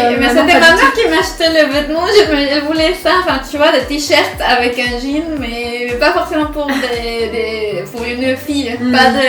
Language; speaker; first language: French; non-native, fluent; Spanish